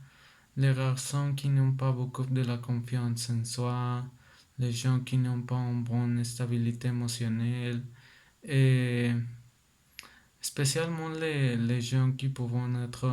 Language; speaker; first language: French; non-native, learner; Spanish